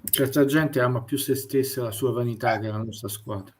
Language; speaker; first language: Italian; native; Italian